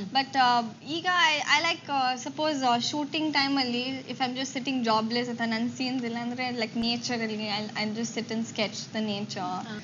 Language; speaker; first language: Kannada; non-native, local second language; Bangla